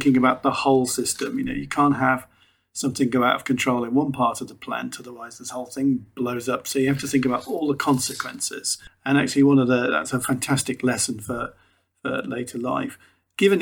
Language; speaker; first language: English; native; English